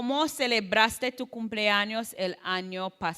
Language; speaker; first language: Spanish; non-native, fluent; English